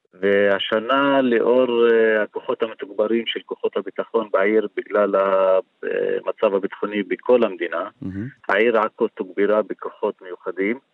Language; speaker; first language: Hebrew; non-native, local second language; Arabic